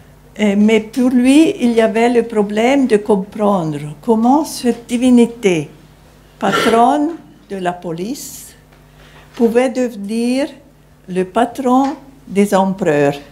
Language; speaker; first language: French; non-native, fluent; Italian